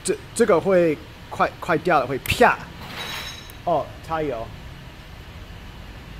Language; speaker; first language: Chinese; non-native, learner; English